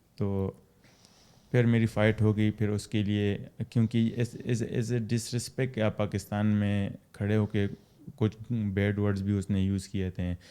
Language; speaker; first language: Urdu; non-native, local second language; Pashto